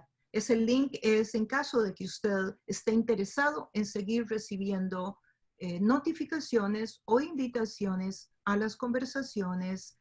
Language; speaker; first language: Spanish; native; Spanish